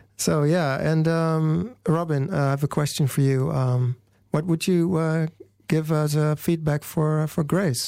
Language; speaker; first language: English; non-native, fluent; Dutch